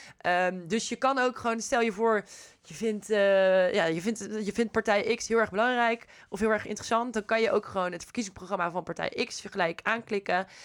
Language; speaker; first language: Dutch; native; Dutch